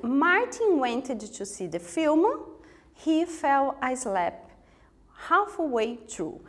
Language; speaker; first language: English; non-native, fluent; Portuguese